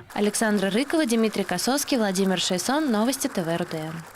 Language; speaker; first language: Russian; native; Russian